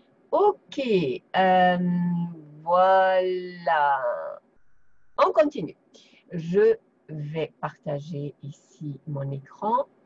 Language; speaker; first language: French; non-native, fluent; German